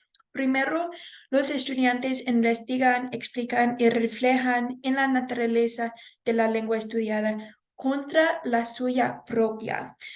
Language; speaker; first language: Spanish; non-native, fluent; English